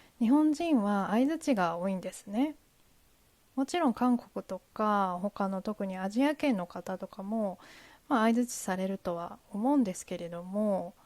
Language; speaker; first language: Japanese; native; Japanese